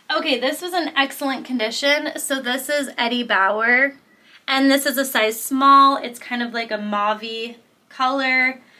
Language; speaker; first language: English; native; English